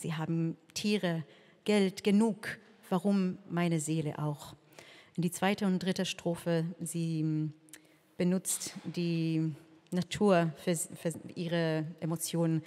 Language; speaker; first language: German; non-native, learner; Hebrew